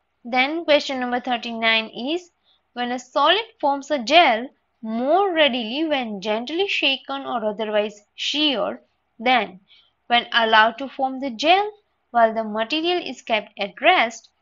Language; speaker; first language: English; non-native, local second language; Gujarati